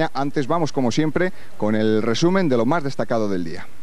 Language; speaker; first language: Spanish; native; Spanish